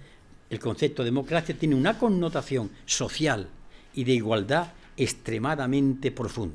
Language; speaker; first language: Spanish; native; Spanish